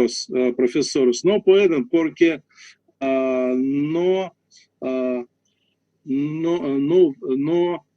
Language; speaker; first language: Spanish; non-native, learner; Russian